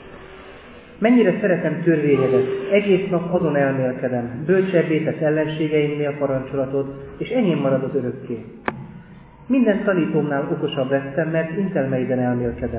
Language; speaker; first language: Hungarian; native; Hungarian